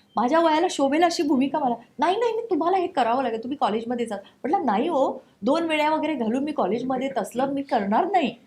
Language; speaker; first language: Marathi; non-native, local second language; Konkani